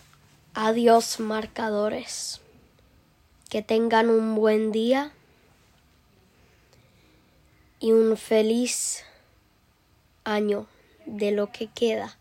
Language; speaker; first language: Spanish; early bilingual, heritage; Spanish